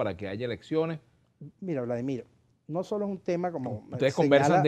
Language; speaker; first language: Spanish; native; Spanish